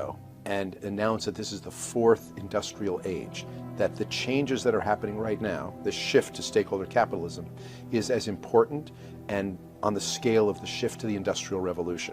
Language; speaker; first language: English; native; English